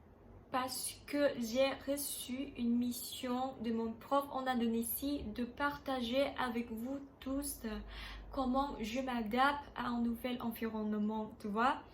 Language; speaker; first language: French; non-native, learner; Indonesian